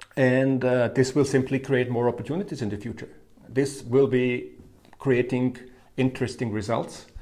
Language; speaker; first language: English; non-native, fluent; German